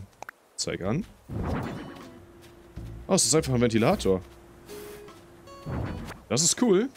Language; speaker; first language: German; native; German